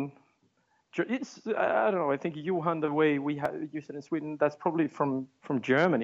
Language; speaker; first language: English; non-native, fluent; Swedish